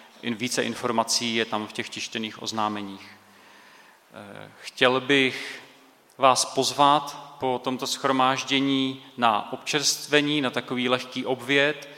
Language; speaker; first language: Czech; native; Czech